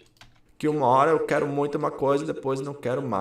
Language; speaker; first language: Portuguese; non-native, learner; English